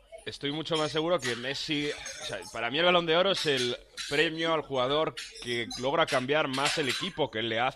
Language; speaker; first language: Spanish; native; Spanish